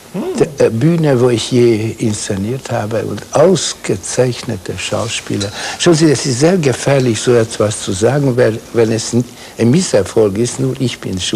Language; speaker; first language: German; non-native, fluent; Hungarian